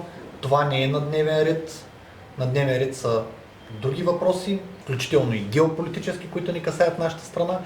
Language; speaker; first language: Bulgarian; native; Bulgarian